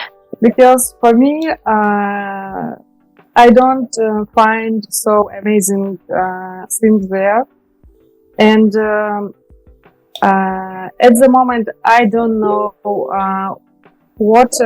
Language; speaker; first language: English; non-native, learner; Russian